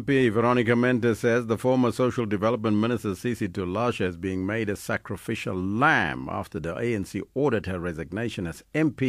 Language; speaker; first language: English; non-native, local second language; Tswana